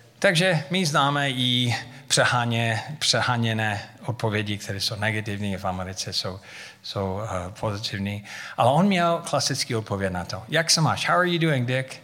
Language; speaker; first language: Czech; non-native, fluent; English